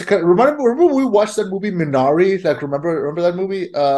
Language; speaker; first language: English; non-native, fluent; Spanish